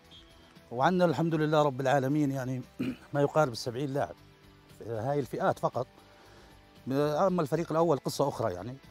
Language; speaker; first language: Arabic; native; Arabic